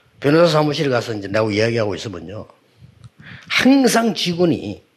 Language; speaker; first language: Korean; native; Korean